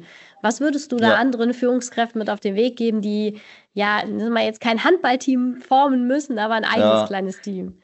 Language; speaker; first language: German; native; German